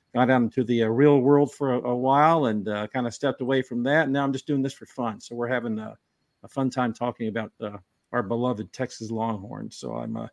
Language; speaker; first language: English; native; English